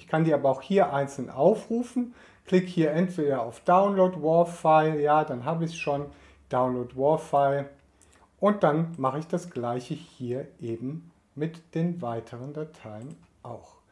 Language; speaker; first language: German; native; German